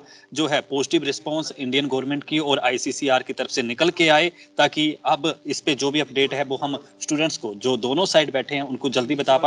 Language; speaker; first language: Hindi; native; Hindi